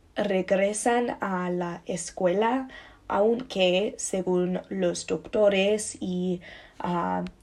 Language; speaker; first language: Spanish; non-native, learner; English